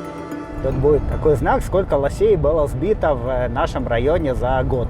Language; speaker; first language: Russian; native; Russian